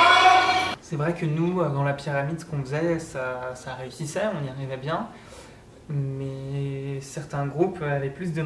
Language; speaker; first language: French; native; French